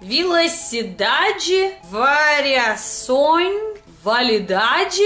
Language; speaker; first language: Portuguese; non-native, learner; Russian